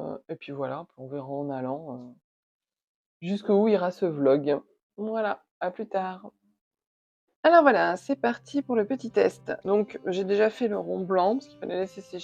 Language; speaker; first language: French; native; French